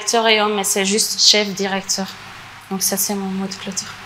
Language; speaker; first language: French; non-native, fluent; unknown